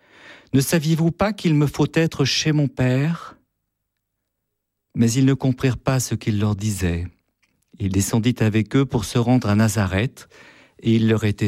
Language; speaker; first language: French; native; French